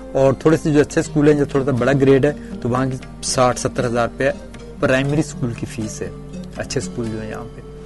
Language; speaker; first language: Urdu; native; Urdu